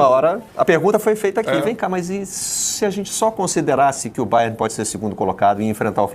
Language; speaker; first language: Portuguese; native; Portuguese